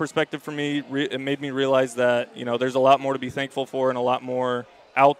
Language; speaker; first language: English; native; English